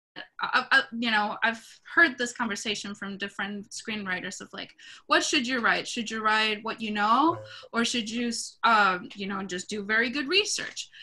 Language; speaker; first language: English; non-native, fluent; Spanish